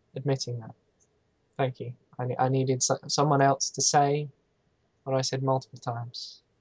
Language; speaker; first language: English; native; English